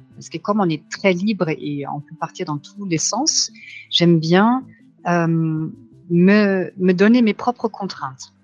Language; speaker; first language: French; non-native, fluent; German